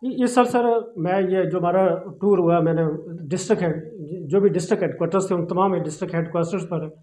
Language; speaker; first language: Urdu; non-native, local second language; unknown